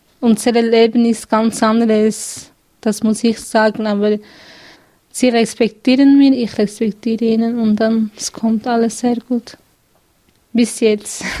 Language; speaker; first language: German; non-native, learner; Kurdish